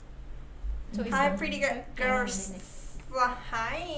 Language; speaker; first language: English; non-native, learner; Thai